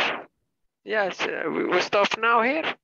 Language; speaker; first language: English; non-native, learner; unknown